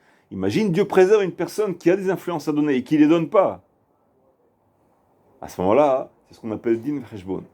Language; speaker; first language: French; native; French